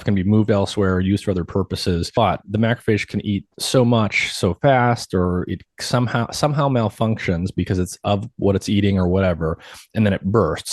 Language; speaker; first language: English; native; English